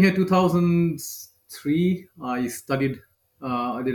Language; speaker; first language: English; non-native, local second language; Hindi